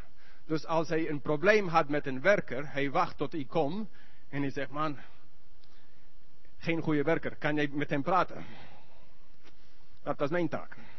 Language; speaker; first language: Dutch; non-native, learner; English